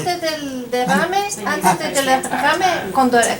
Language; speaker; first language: Spanish; non-native, fluent; Portuguese